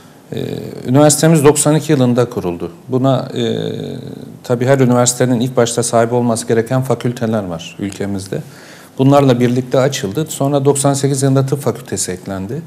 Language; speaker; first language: Turkish; native; Turkish